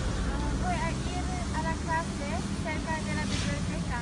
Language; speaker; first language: Spanish; non-native, learner; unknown